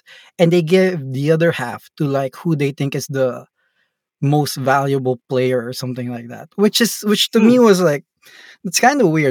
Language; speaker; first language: English; non-native, local second language; Filipino